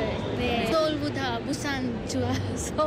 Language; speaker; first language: Korean; non-native, learner; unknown